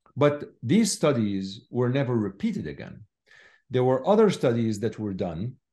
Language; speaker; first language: English; non-native, fluent; Arabic